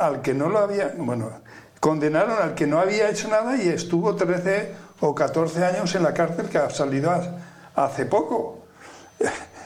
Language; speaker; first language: Spanish; native; Spanish